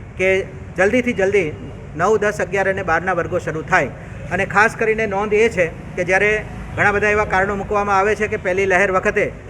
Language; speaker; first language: Gujarati; native; Gujarati